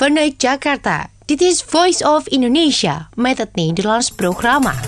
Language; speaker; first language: Dutch; non-native, fluent; Indonesian